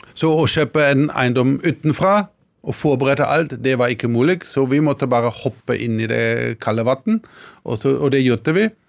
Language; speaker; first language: Norwegian; non-native, fluent; German